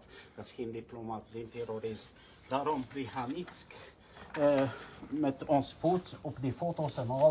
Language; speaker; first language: Dutch; non-native, learner; Arabic